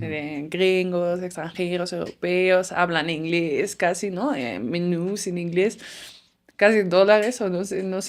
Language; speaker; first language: Spanish; non-native, fluent; Dutch